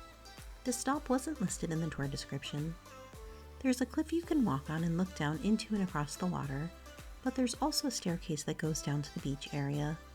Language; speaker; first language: English; native; English